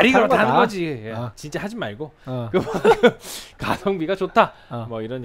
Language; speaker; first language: Korean; native; Korean